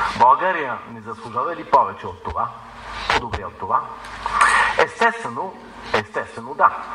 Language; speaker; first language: Bulgarian; non-native, fluent; French